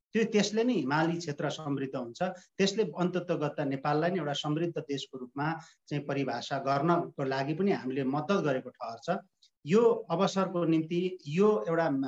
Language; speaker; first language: Nepali; non-native, local second language; Sherpa